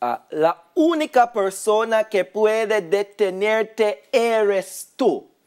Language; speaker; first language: Spanish; non-native, fluent; English